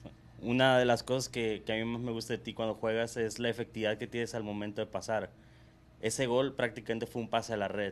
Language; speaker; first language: Spanish; native; Spanish